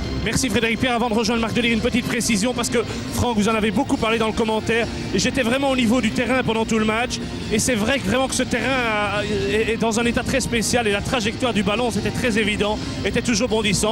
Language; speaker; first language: French; native; French